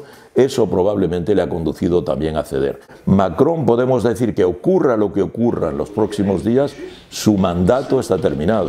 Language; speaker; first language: Spanish; native; Spanish